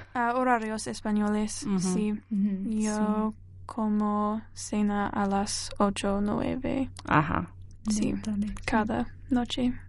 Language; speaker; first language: Spanish; non-native, learner; English